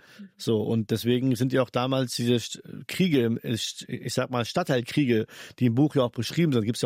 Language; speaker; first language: German; early bilingual, other home language; Albanian